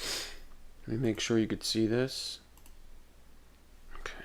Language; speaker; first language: English; native; English